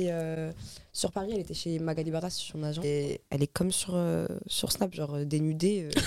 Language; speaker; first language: French; early bilingual, other home language; Arabic